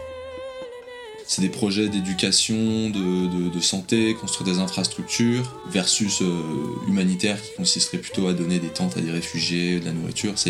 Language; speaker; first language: French; native; French